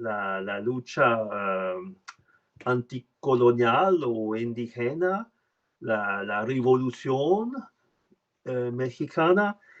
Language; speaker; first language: Spanish; non-native, learner; French